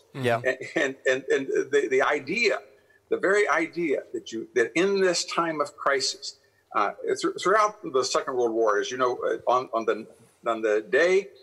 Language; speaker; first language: English; native; English